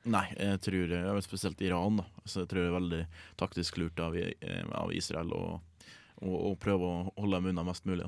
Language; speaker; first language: Norwegian; native; Norwegian